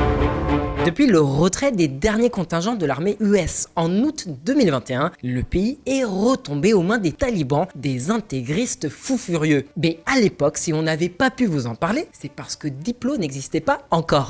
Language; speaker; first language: French; native; French